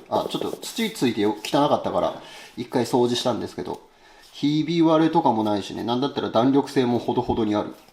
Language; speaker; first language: Japanese; native; Japanese